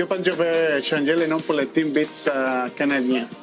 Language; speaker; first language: French; non-native, fluent; Spanish